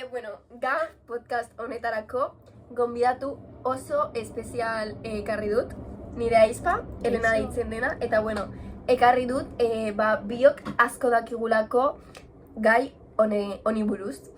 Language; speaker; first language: Basque; non-native, local second language; Spanish